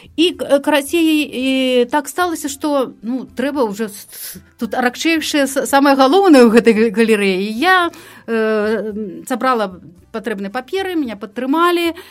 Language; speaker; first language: Belarusian; non-native, local second language; Russian